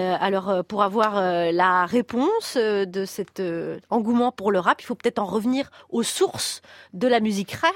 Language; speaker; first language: French; native; French